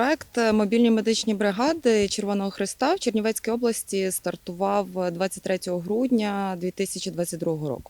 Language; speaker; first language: Ukrainian; native; Ukrainian